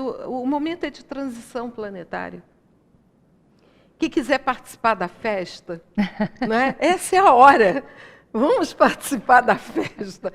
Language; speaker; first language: Portuguese; native; Portuguese